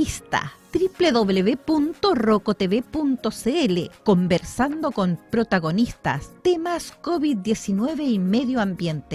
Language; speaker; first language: Spanish; native; Spanish